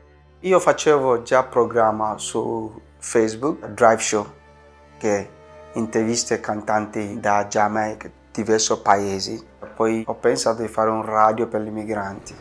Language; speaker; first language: Italian; non-native, fluent; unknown